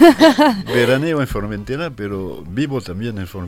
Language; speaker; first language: Spanish; non-native, fluent; French